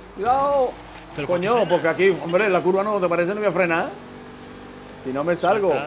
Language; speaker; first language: Spanish; native; Spanish